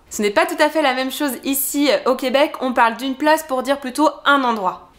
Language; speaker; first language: French; native; French